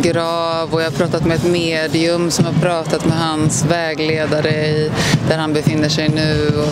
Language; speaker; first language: Swedish; native; Swedish